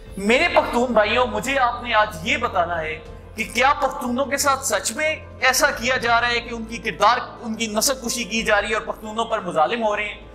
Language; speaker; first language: Urdu; non-native, local second language; Punjabi